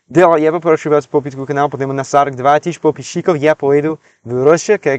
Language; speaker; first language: Russian; non-native, learner; English